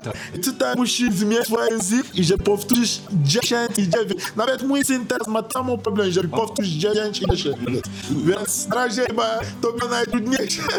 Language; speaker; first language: Polish; non-native, learner; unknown